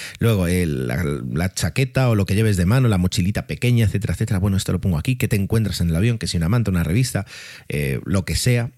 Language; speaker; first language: Spanish; native; Spanish